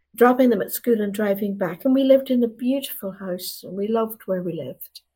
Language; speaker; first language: English; native; English